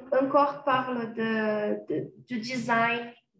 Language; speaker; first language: French; non-native, fluent; Portuguese